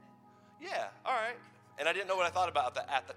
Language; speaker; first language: English; native; English